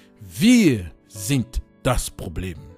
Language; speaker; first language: German; non-native, fluent; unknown